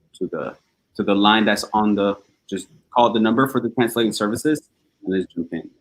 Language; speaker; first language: English; early bilingual, other home language; Spanish